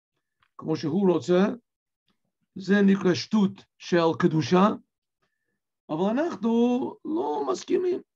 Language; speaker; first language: Hebrew; non-native, fluent; English